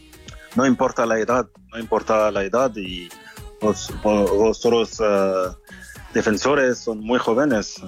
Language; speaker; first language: Spanish; non-native, fluent; French